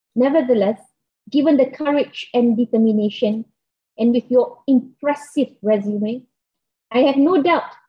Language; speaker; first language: English; non-native, local second language; Malay